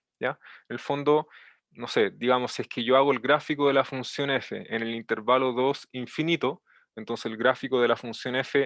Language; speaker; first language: Spanish; native; Spanish